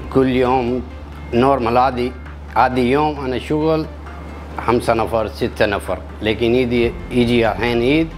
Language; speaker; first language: Arabic; non-native, learner; Urdu